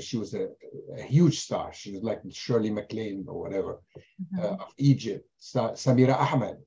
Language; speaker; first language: English; non-native, fluent; German